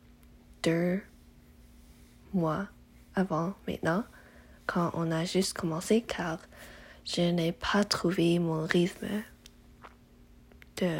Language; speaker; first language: French; non-native, learner; English